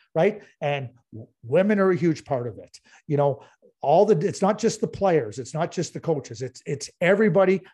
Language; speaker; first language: English; native; English